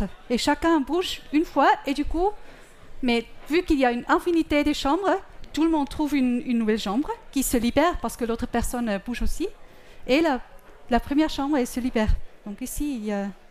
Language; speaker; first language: French; non-native, fluent; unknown